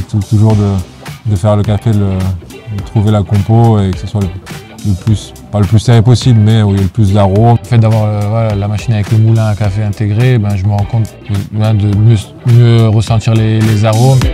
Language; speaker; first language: French; native; French